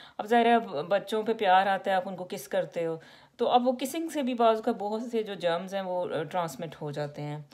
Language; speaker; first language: Urdu; native; Urdu